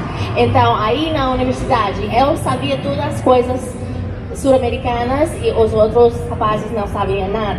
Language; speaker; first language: Portuguese; non-native, learner; English